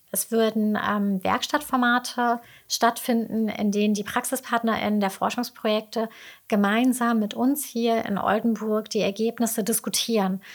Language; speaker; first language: German; native; German